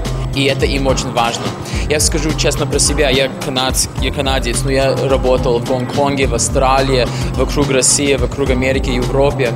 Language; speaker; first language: Russian; non-native, fluent; English